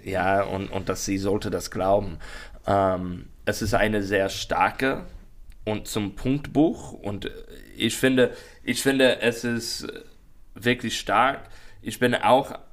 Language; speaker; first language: German; non-native, learner; English